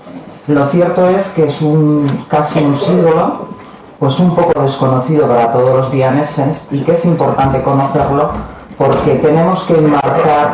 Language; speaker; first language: Spanish; native; Spanish